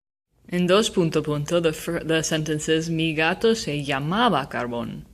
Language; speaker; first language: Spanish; non-native, learner; English